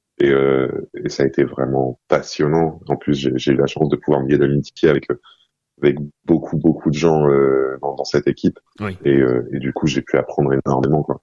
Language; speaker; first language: French; non-native, fluent; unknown